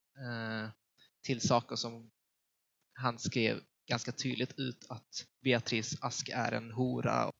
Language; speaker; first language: Swedish; early bilingual, other home language; Vietnamese